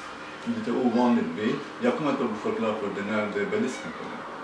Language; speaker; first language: Swedish; non-native, learner; Persian